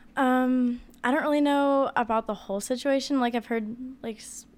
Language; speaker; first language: English; native; English